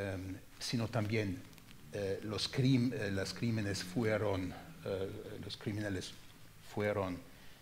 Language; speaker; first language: Spanish; non-native, fluent; German